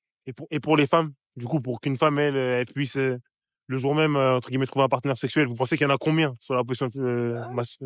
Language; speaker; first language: French; native; French